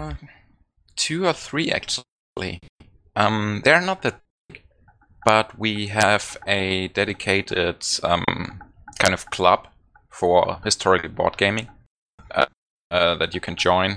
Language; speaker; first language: English; non-native, fluent; German